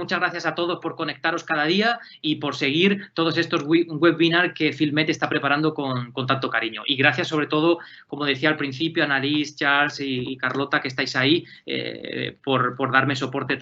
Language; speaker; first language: Spanish; native; Spanish